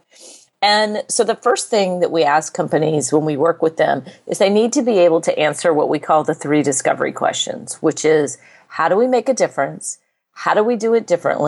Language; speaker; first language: English; native; English